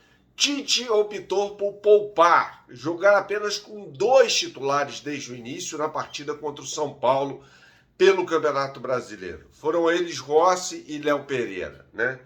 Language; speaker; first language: Portuguese; native; Portuguese